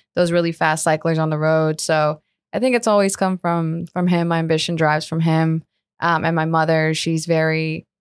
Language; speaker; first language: English; early bilingual, other home language; Spanish